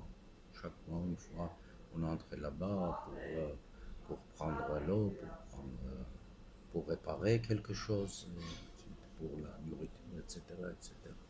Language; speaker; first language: French; non-native, fluent; Armenian